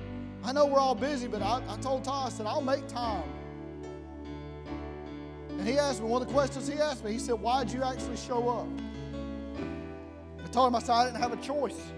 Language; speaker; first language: English; native; English